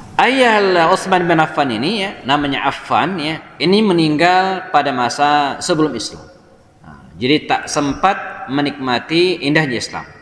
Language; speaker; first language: Indonesian; native; Indonesian